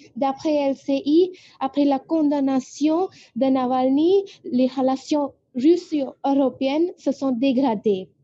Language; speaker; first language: French; non-native, fluent; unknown